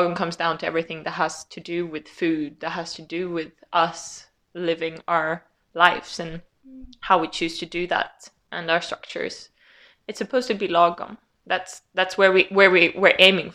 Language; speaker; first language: English; non-native, fluent; Swedish